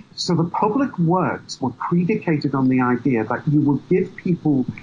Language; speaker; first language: English; native; English